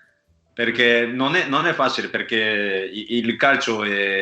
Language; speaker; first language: Italian; non-native, learner; Japanese